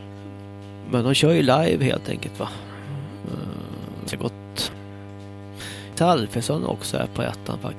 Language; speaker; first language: Swedish; native; Swedish